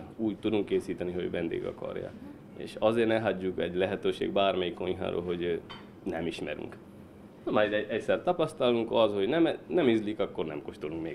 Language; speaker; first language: Hungarian; non-native, learner; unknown